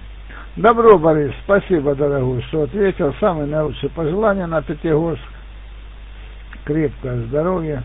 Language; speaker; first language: Russian; native; Russian